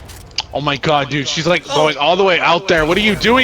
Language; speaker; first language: English; native; English